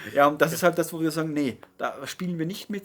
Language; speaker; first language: German; native; German